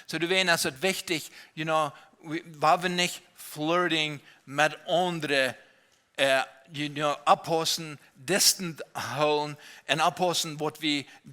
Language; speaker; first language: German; non-native, learner; Low German